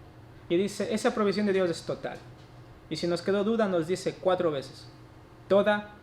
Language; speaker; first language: Spanish; native; Spanish